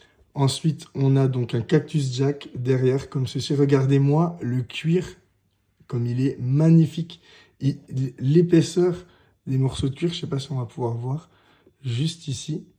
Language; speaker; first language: French; native; French